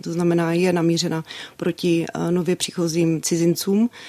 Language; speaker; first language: Czech; native; Czech